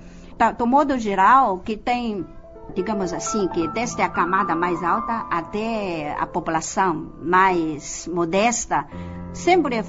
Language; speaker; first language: Portuguese; non-native, fluent; Chinese